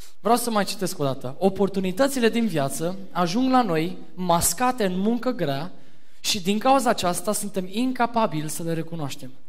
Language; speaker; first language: Romanian; non-native, fluent; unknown